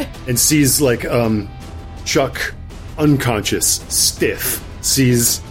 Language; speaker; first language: English; native; English